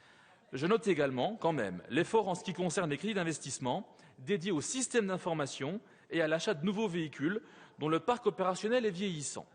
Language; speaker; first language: French; native; French